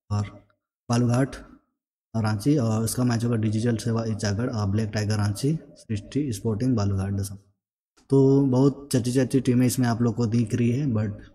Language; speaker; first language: Hindi; native; Hindi